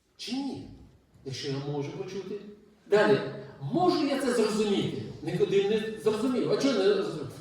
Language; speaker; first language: Ukrainian; native; Ukrainian